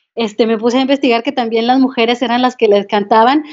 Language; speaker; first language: Spanish; native; Spanish